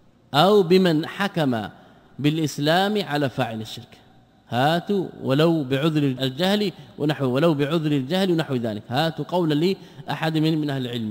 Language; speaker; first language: Arabic; native; Arabic